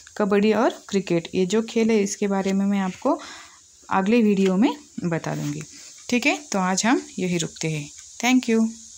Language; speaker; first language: Hindi; non-native, local second language; Marathi